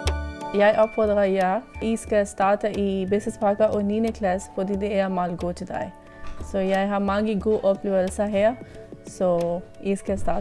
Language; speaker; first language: Danish; non-native, learner; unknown